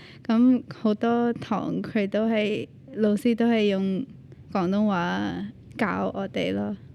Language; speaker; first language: Cantonese; early bilingual, other home language; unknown